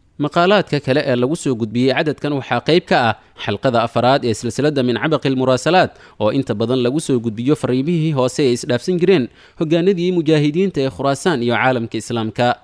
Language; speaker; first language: Somali; native; Somali